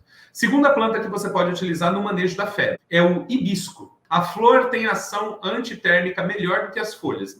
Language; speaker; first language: Portuguese; native; Portuguese